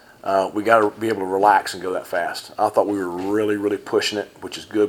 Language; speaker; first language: English; native; English